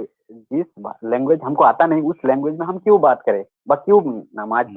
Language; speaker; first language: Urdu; non-native, local second language; Bangla